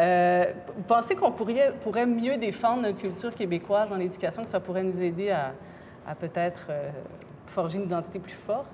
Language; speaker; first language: French; native; French